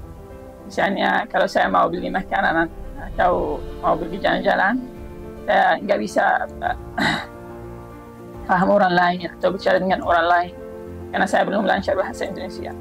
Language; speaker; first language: Indonesian; non-native, learner; Arabic